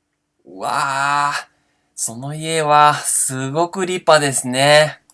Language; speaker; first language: Japanese; non-native, fluent; Portuguese